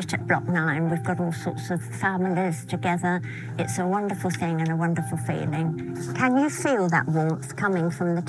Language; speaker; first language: English; native; English